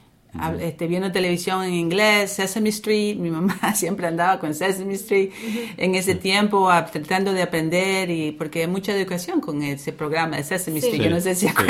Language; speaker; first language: Spanish; early bilingual, other home language; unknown